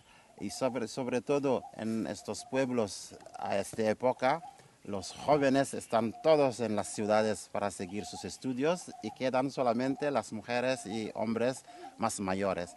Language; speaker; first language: Spanish; non-native, fluent; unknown